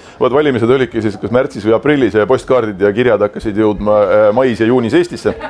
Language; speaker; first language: Estonian; native; Estonian